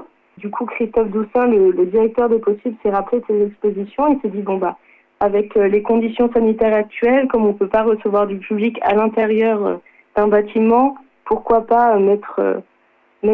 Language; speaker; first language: French; native; French